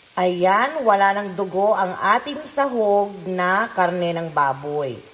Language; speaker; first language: Filipino; non-native, local second language; Iloko